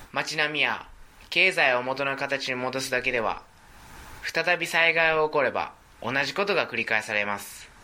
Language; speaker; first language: Japanese; native; Japanese